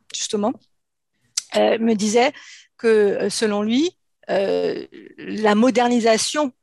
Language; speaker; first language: French; native; French